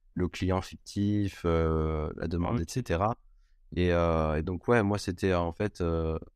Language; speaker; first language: French; native; French